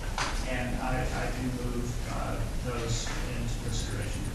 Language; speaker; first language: English; native; English